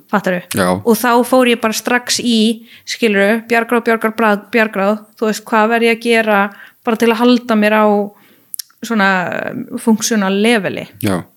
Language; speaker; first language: Icelandic; early bilingual, heritage; Icelandic